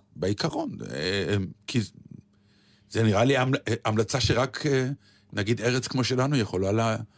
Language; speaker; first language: Hebrew; native; Hebrew